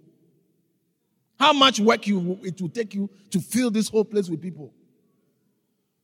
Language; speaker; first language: English; non-native, local second language; Akan